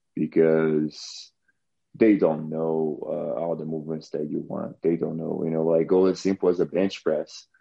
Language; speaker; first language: English; non-native, fluent; Portuguese